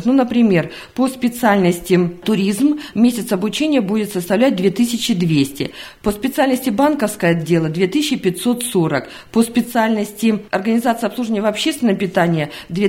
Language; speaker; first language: Russian; native; Russian